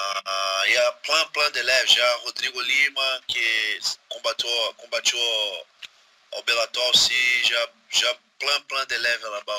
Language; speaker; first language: French; non-native, learner; Portuguese